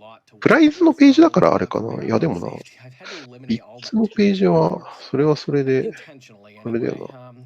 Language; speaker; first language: Japanese; native; Japanese